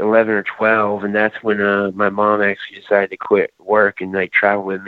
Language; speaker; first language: English; native; English